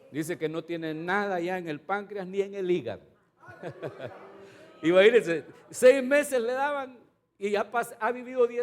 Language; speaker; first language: Spanish; native; Spanish